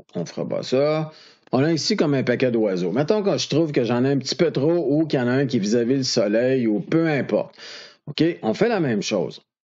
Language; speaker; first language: French; native; French